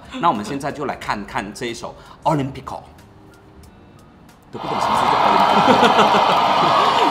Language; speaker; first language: Chinese; native; Chinese